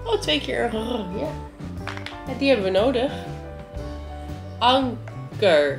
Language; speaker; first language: Dutch; native; Dutch